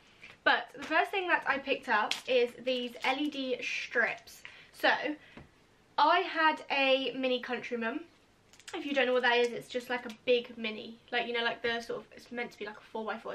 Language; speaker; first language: English; native; English